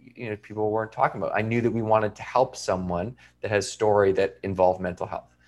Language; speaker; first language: English; native; English